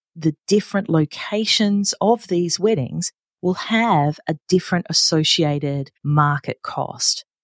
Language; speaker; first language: English; native; English